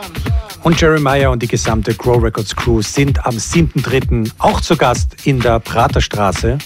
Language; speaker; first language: German; native; German